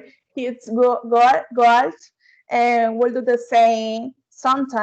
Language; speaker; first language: English; non-native, learner; Spanish